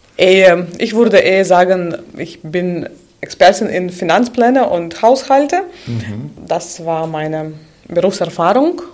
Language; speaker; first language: German; non-native, fluent; Russian